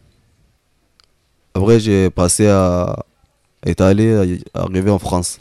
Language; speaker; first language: French; non-native, learner; Arabic